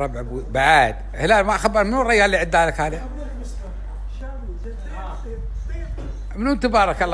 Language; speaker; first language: Arabic; native; Arabic